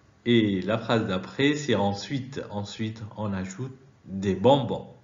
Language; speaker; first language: French; non-native, fluent; Arabic